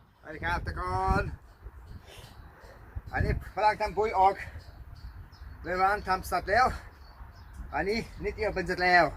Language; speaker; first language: Thai; non-native, learner; German